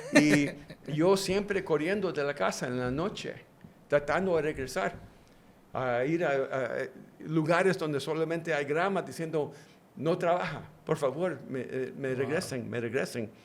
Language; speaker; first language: Spanish; early bilingual, heritage; English